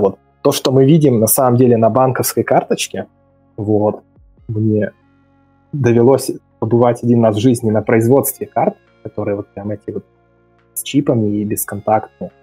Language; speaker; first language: Russian; native; Russian